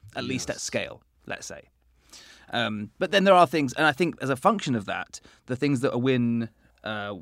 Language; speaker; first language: English; native; English